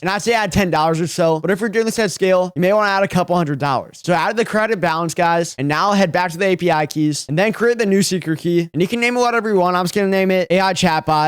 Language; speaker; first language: English; native; English